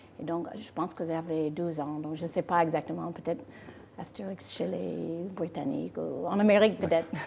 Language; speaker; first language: French; non-native, fluent; English